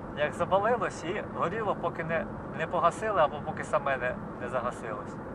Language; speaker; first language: Ukrainian; non-native, local second language; Russian